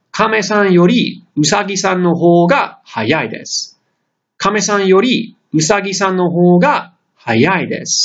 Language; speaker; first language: Japanese; non-native, fluent; English